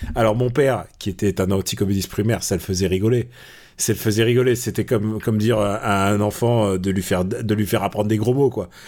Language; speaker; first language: French; native; French